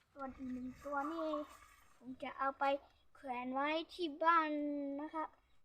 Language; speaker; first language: Thai; native; Thai